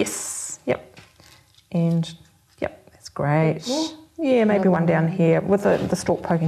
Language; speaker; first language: English; native; English